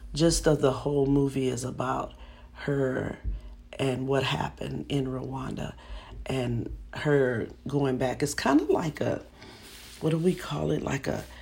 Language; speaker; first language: English; native; English